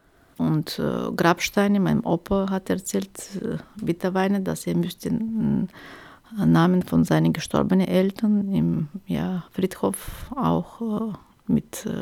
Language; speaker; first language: German; non-native, fluent; Turkish